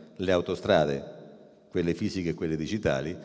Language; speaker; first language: Italian; native; Italian